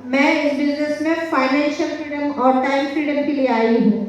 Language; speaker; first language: Hindi; non-native, local second language; Telugu